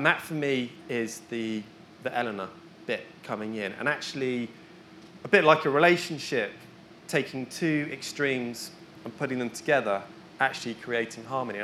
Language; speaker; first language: English; native; English